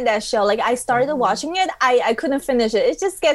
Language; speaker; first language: English; non-native, fluent; Chinese